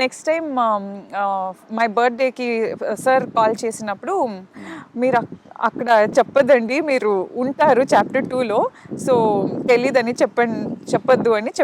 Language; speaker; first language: Telugu; non-native, local second language; Kannada